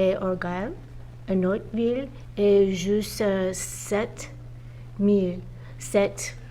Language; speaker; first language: French; non-native, learner; English